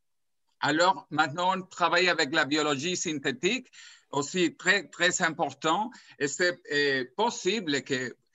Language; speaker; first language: French; non-native, fluent; Spanish